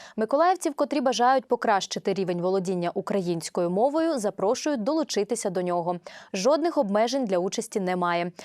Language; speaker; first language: Ukrainian; native; Ukrainian